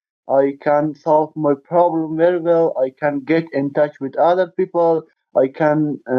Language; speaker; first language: English; non-native, learner; Persian